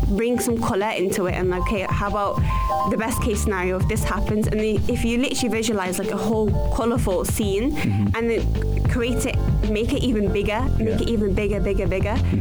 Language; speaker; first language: English; native; English